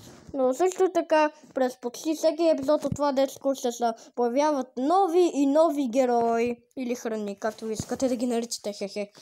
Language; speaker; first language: Bulgarian; native; Bulgarian